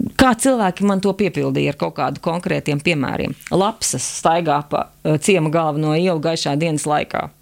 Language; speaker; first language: Latvian; native; Latvian